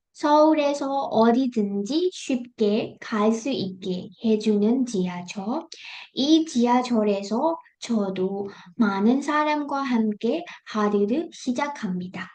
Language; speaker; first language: Korean; non-native, fluent; Burmese